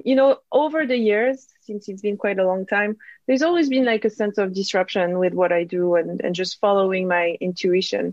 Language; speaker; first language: English; non-native, fluent; French